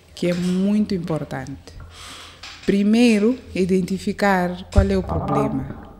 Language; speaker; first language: Portuguese; early bilingual, heritage; Portuguese